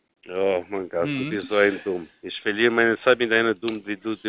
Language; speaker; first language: German; non-native, fluent; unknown